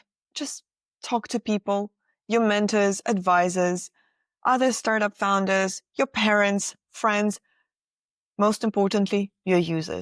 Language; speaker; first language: English; non-native, fluent; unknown